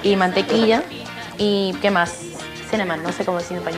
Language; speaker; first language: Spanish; early bilingual, heritage; English